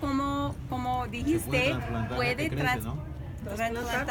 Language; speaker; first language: Spanish; non-native, fluent; English